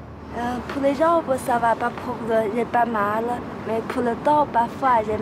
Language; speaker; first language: French; non-native, learner; Chinese